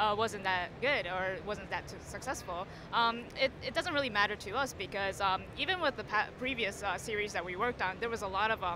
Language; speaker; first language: English; non-native, fluent; Japanese